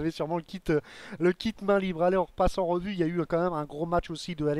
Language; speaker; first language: French; native; French